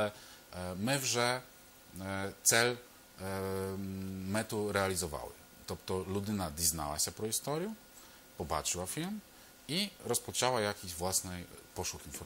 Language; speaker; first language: Ukrainian; non-native, fluent; Polish